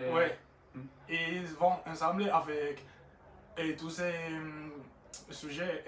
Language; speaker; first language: French; non-native, learner; Spanish